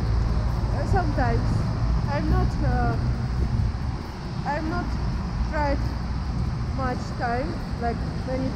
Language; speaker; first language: English; non-native, learner; Russian